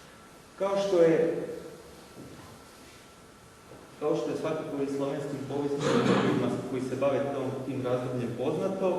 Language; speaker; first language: Croatian; native; Croatian